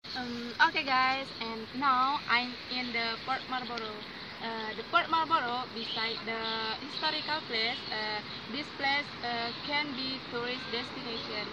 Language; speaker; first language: English; non-native, learner; Indonesian